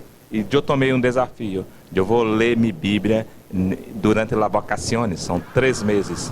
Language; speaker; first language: Spanish; non-native, fluent; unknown